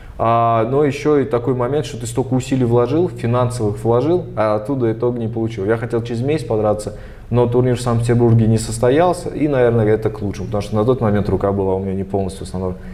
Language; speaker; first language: Russian; early bilingual, other home language; Armenian